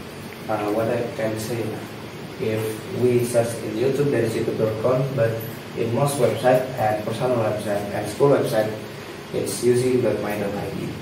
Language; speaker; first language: English; non-native, learner; Indonesian